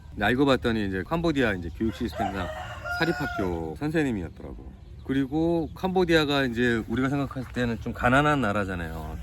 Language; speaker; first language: Korean; native; Korean